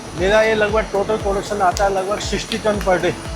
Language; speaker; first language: Hindi; native; Hindi